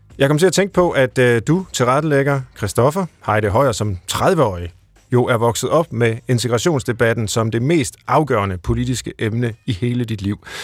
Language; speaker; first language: Danish; native; Danish